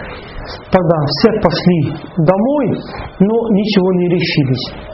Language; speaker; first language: Russian; non-native, fluent; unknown